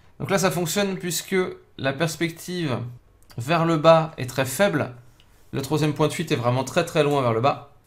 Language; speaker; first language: French; native; French